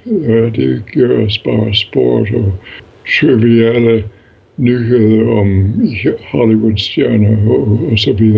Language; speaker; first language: Danish; non-native, fluent; English